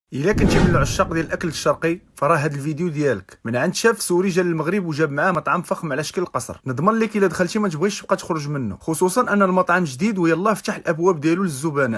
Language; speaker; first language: Arabic; native; Arabic